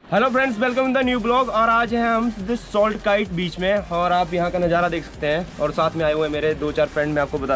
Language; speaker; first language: Hindi; native; Hindi